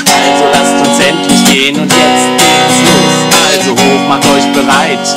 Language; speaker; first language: German; native; German